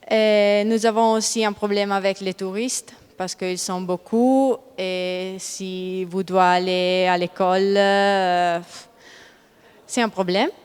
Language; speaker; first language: French; non-native, learner; Italian